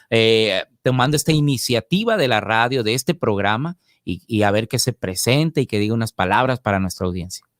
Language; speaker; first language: Spanish; native; Spanish